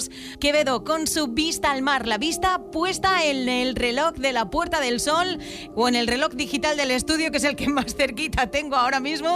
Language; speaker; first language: Spanish; native; Spanish